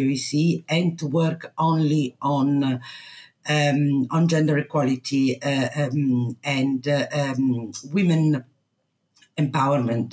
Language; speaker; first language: English; non-native, fluent; Italian